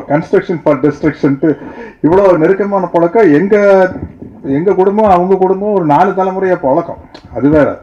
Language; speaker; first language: Tamil; native; Tamil